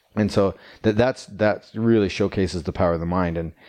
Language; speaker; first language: English; native; English